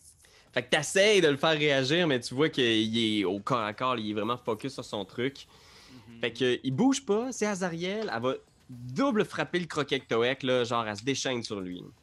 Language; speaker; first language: French; native; French